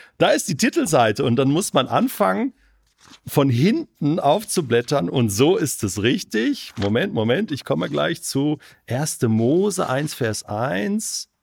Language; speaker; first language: German; native; German